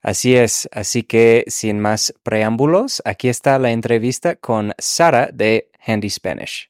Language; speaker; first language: Spanish; non-native, fluent; English